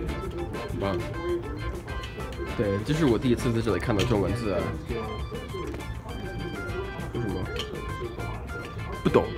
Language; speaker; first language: Chinese; non-native, fluent; English